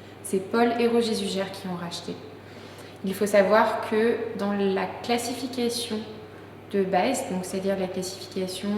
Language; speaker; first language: French; native; French